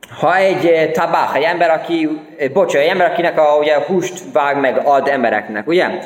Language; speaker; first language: Hungarian; early bilingual, heritage; Hungarian